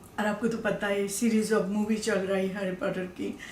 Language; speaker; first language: Hindi; non-native, learner; Bangla